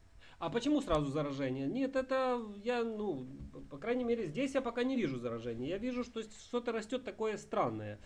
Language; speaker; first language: Russian; native; Russian